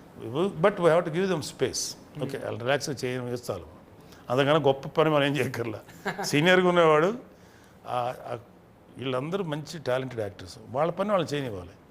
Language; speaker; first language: Telugu; native; Telugu